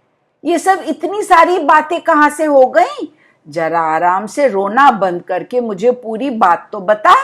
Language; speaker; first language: Hindi; native; Hindi